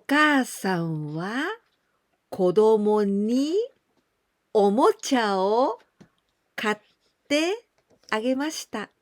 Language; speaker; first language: Japanese; non-native, fluent; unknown